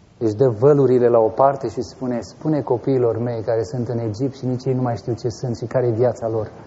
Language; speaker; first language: Romanian; native; Romanian